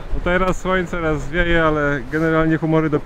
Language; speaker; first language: Polish; native; Polish